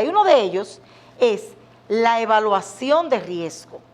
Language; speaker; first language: Spanish; native; Spanish